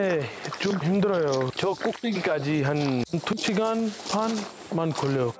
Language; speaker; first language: Korean; non-native, learner; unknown